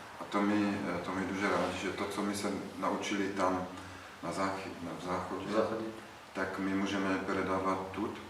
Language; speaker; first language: Czech; non-native, learner; Ukrainian